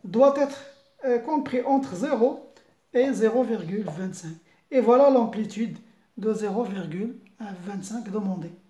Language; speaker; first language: French; non-native, local second language; Arabic